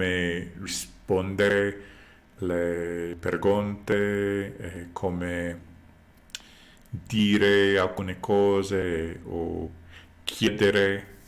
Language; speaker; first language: Italian; non-native, learner; English